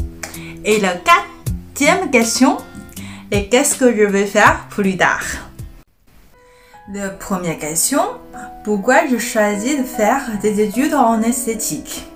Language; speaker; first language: French; non-native, fluent; Chinese